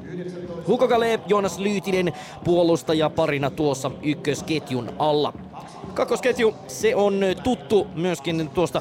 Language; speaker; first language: Finnish; native; Finnish